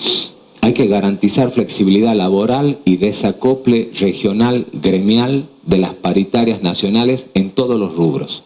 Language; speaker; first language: Spanish; native; Spanish